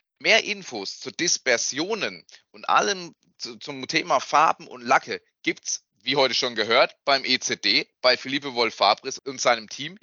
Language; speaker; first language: German; native; German